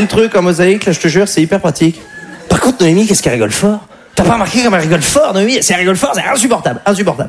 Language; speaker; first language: French; native; French